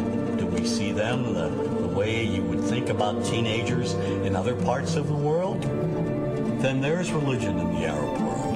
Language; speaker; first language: English; native; English